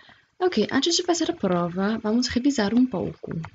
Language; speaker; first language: Portuguese; non-native, fluent; English